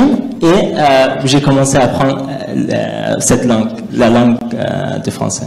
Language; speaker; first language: French; non-native, learner; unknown